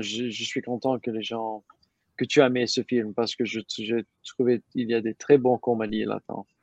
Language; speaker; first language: French; non-native, learner; English